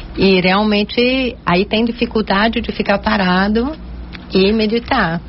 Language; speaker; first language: Portuguese; non-native, fluent; Italian